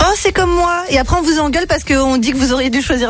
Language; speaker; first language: French; native; French